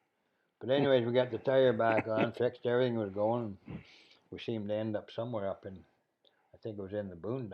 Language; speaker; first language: English; native; English